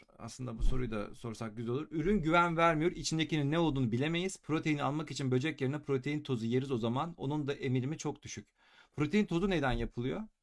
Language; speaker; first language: Turkish; native; Turkish